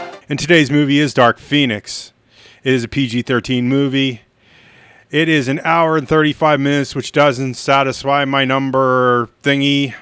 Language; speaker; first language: English; native; English